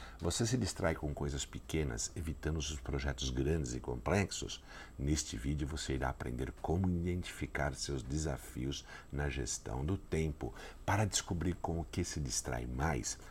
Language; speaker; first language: Portuguese; native; Portuguese